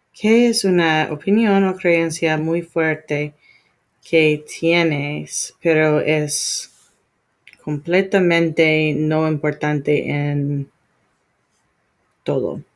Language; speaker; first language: Spanish; non-native, learner; English